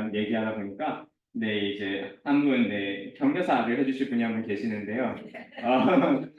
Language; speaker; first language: Korean; early bilingual, heritage; Korean